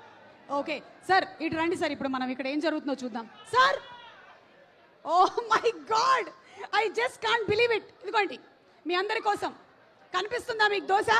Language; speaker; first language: Telugu; native; Telugu